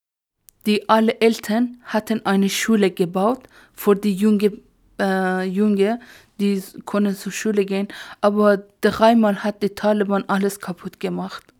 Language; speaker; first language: German; non-native, learner; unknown